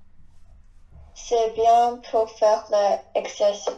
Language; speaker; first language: French; non-native, learner; Chinese